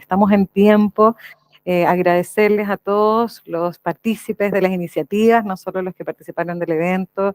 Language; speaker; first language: Spanish; native; Spanish